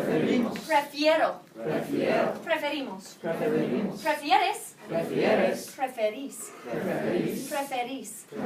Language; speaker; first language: Spanish; non-native, fluent; English